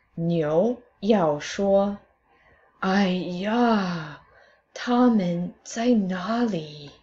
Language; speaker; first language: Chinese; non-native, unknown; English